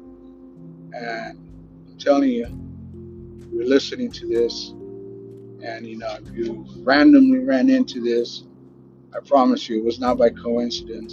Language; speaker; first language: English; native; English